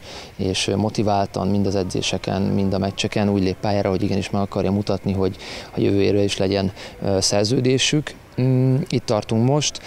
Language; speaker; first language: Hungarian; native; Hungarian